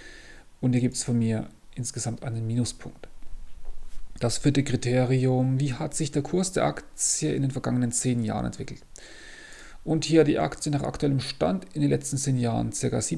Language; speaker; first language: German; native; German